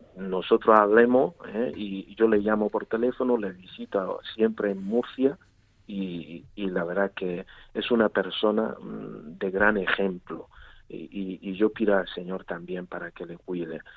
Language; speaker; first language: Spanish; non-native, fluent; Igbo